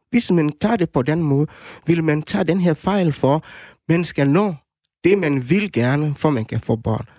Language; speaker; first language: Danish; non-native, fluent; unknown